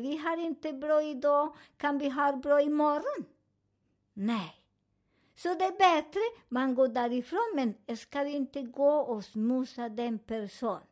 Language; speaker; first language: Swedish; non-native, fluent; Spanish